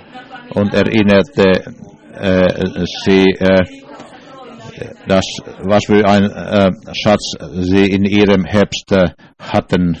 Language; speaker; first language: German; non-native, learner; English